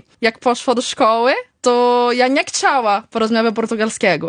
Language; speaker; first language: Polish; early bilingual, heritage; Polish